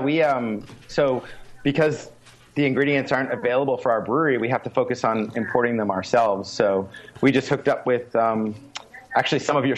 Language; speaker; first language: English; native; English